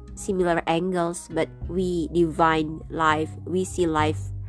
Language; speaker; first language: English; non-native, fluent; Indonesian